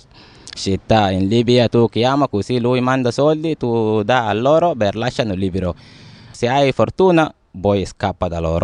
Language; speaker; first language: Italian; non-native, learner; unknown